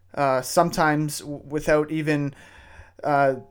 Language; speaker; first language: English; native; English